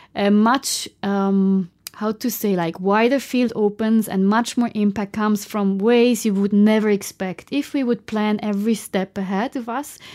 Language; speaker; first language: English; non-native, fluent; German